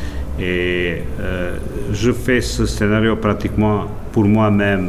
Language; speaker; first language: French; non-native, fluent; Serbian